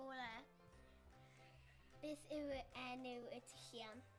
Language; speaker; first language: Welsh; non-native, local second language; English